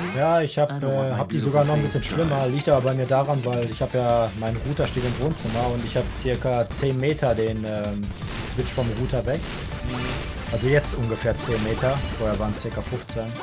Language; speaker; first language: German; native; German